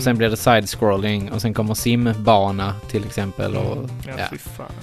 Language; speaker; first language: Swedish; native; Swedish